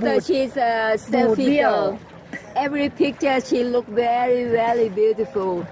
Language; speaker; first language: English; non-native, learner; Thai